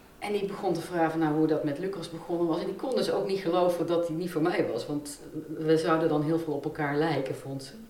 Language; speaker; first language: Dutch; native; Dutch